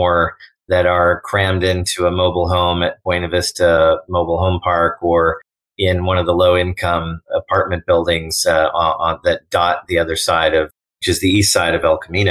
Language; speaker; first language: English; native; English